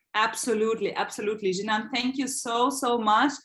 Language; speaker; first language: English; non-native, fluent; German